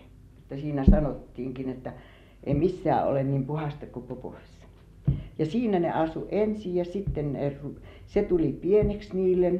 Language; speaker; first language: Finnish; native; Finnish